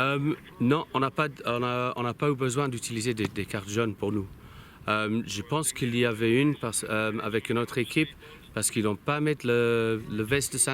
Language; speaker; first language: French; non-native, learner; English